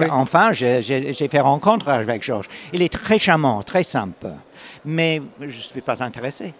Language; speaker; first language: French; non-native, learner; English